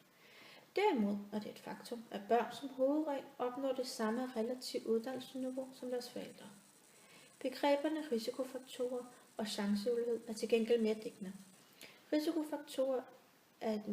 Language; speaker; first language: Danish; native; Danish